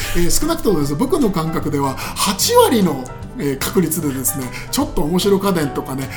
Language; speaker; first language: Japanese; native; Japanese